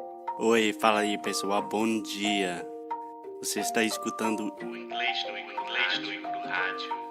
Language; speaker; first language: Portuguese; non-native, fluent; English